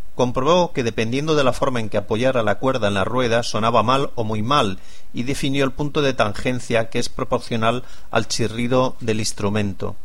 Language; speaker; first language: Spanish; non-native, local second language; Catalan